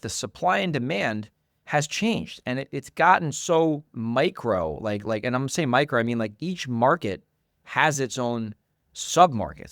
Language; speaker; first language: English; native; English